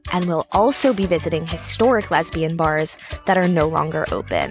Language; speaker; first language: English; native; English